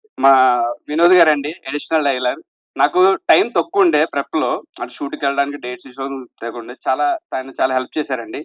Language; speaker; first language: Telugu; native; Telugu